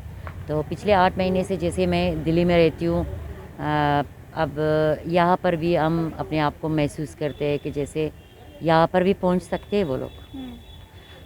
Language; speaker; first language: Hindi; non-native, fluent; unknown